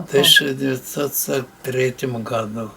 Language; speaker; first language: Russian; non-native, local second language; Bashkir